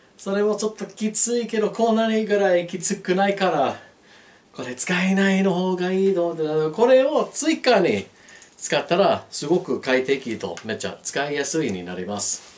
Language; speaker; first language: Japanese; non-native, learner; English